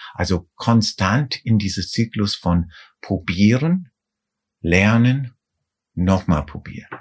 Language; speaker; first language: German; non-native, fluent; English